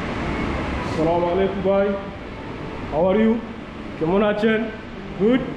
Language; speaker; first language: English; non-native, fluent; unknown